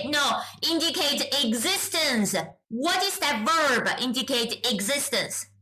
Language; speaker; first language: English; non-native, fluent; Chinese